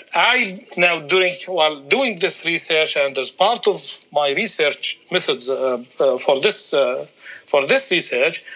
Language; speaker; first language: English; non-native, fluent; Arabic